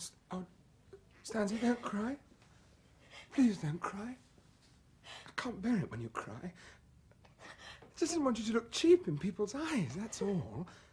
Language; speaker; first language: English; native; English